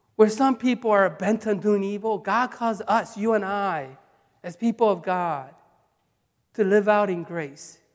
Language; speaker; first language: English; early bilingual, other home language; Korean